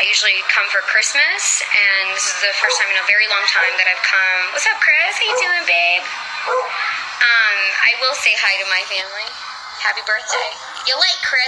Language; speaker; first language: English; early bilingual, other home language; Spanish